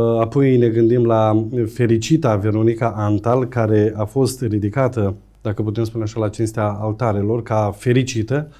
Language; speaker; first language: Romanian; native; Romanian